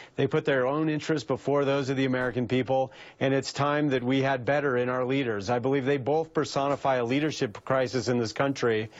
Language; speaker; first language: English; native; English